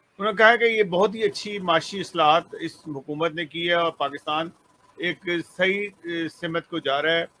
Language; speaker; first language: Urdu; native; Urdu